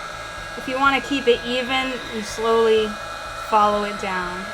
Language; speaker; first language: English; native; English